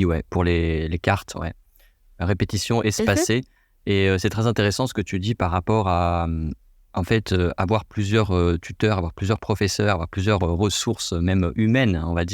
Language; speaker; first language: French; native; French